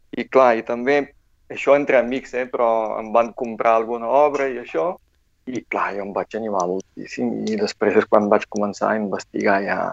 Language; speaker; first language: Catalan; non-native, fluent; Bulgarian